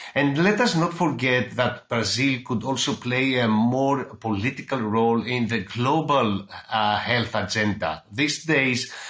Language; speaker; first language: English; non-native, fluent; Greek